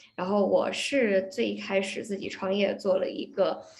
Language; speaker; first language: Chinese; early bilingual, heritage; Chinese